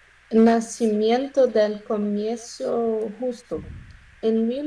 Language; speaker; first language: Spanish; non-native, learner; Portuguese